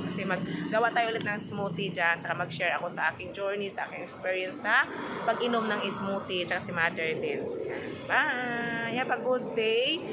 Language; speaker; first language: Filipino; non-native, local second language; Cebuano